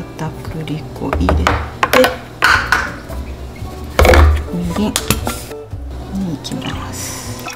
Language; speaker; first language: Japanese; native; Japanese